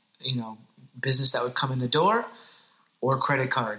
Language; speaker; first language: English; native; English